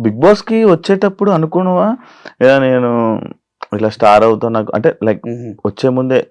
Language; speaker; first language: Telugu; native; Telugu